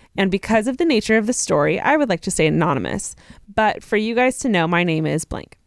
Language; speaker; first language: English; native; English